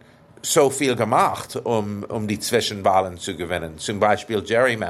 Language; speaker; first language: German; non-native, fluent; English